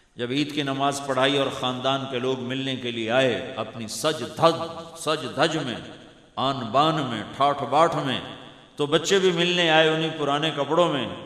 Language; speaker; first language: Urdu; non-native, local second language; Punjabi